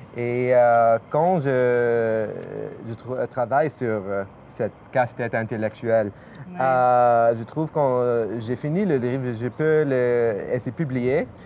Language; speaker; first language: French; non-native, fluent; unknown